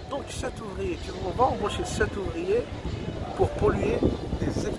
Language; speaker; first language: French; non-native, local second language; Kabyle